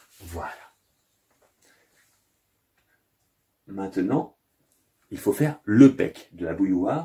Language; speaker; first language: French; native; French